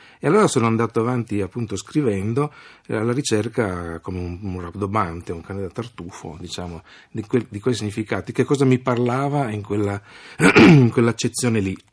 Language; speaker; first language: Italian; native; Italian